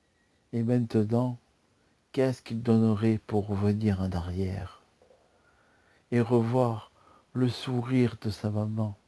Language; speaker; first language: French; native; French